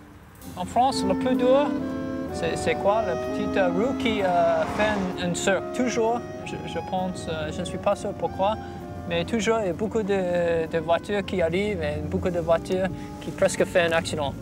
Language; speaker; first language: French; non-native, learner; English